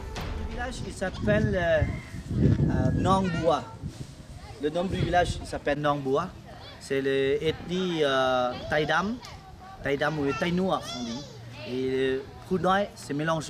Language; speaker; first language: French; non-native, local second language; Lao